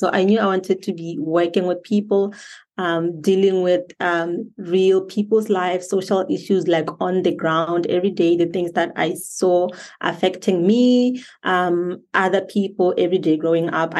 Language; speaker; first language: English; non-native, local second language; Tswana